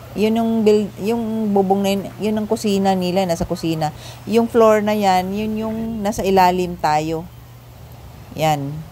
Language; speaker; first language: Filipino; non-native, local second language; Cebuano